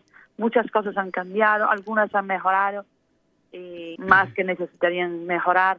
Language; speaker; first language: Spanish; native; Spanish